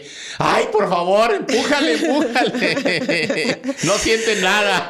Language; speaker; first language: Spanish; native; Spanish